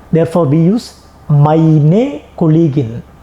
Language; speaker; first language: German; non-native, fluent; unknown